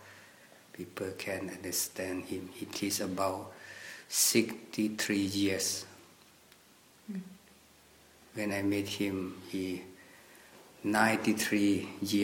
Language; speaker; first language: English; non-native, learner; Thai